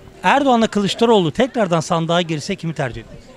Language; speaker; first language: Turkish; native; Turkish